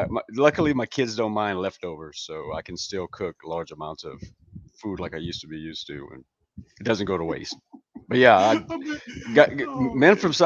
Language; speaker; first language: English; native; English